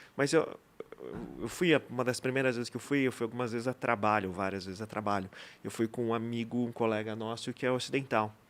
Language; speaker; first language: Portuguese; native; Portuguese